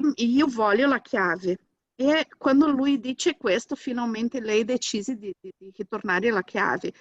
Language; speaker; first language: Italian; non-native, fluent; Portuguese